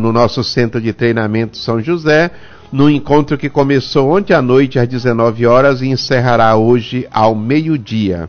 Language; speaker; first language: Portuguese; native; Portuguese